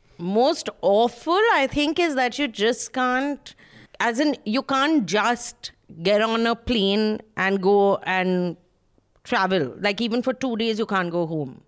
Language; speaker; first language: English; native; English